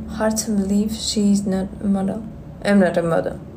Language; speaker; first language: English; non-native, learner; Russian